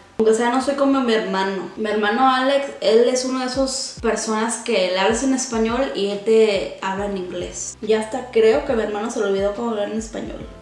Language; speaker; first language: Spanish; early bilingual, heritage; Spanish